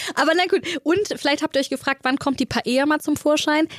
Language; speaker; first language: German; native; German